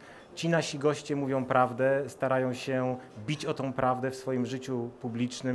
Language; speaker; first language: Polish; native; Polish